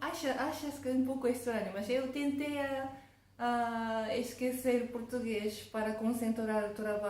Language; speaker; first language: Portuguese; non-native, fluent; Japanese